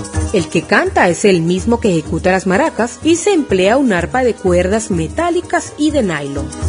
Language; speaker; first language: Spanish; native; Spanish